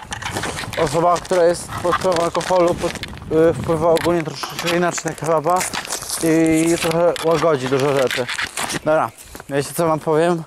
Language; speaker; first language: Polish; native; Polish